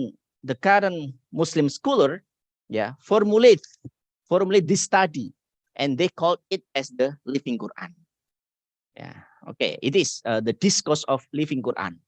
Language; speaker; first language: English; non-native, learner; Indonesian